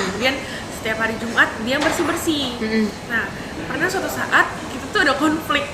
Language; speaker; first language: Indonesian; native; Indonesian